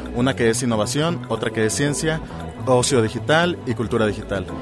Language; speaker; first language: Spanish; native; Spanish